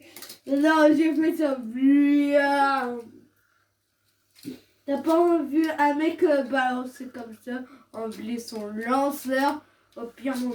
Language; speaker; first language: French; native; French